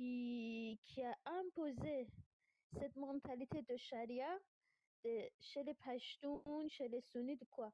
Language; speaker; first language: French; non-native, fluent; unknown